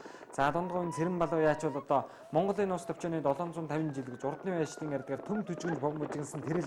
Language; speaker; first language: Mongolian; native; Mongolian